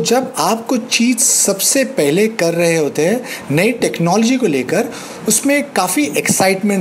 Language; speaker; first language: Hindi; native; Hindi